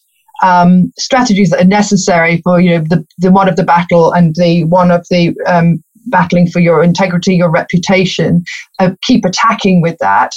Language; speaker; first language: English; native; English